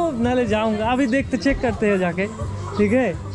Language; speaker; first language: Hindi; non-native, local second language; Bangla